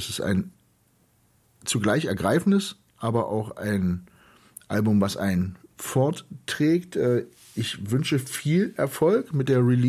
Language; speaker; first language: German; native; German